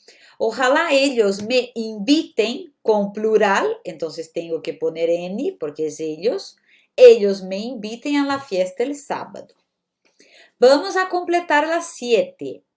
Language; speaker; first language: Spanish; non-native, fluent; Portuguese